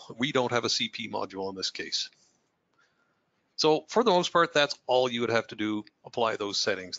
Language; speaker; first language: English; native; English